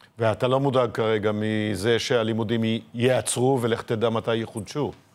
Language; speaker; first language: Hebrew; native; Hebrew